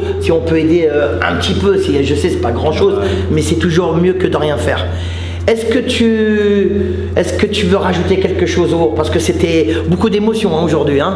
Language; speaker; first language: French; native; French